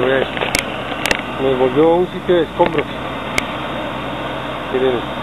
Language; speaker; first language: Spanish; native; Spanish